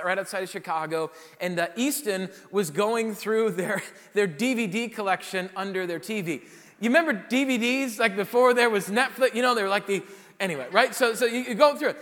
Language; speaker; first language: English; native; English